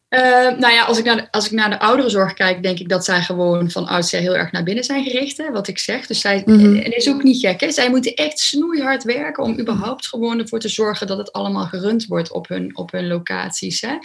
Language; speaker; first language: Dutch; native; Dutch